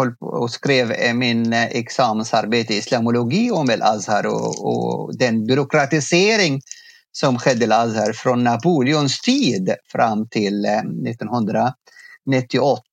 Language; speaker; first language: Swedish; non-native, fluent; Arabic